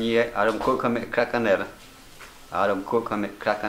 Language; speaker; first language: Portuguese; non-native, local second language; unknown